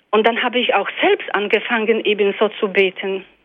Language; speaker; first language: German; non-native, fluent; Polish